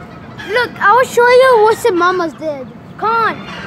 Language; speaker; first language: English; early bilingual, other home language; Spanish